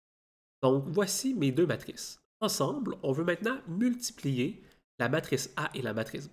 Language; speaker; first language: French; native; French